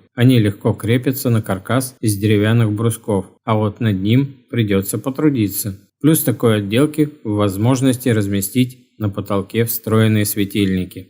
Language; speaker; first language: Russian; native; Russian